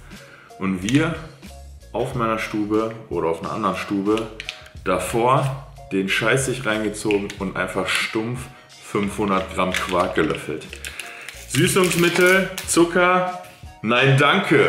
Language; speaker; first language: German; native; German